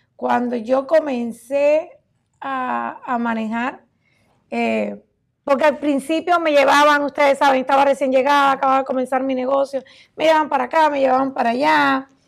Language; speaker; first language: Spanish; native; Spanish